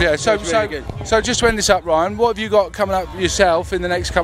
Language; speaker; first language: English; native; English